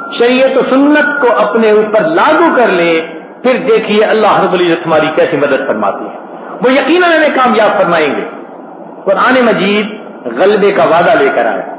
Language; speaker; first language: Urdu; non-native, local second language; Punjabi